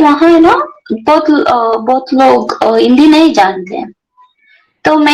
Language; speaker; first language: Hindi; non-native, local second language; Kannada